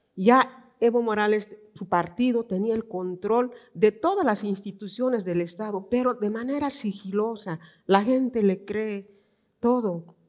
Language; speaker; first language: Spanish; native; Spanish